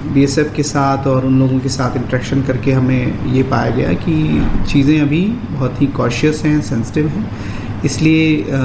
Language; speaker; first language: Hindi; native; Hindi